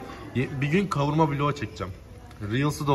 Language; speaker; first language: Turkish; native; Turkish